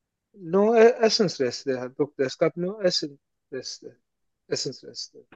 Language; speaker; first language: German; non-native, learner; Turkish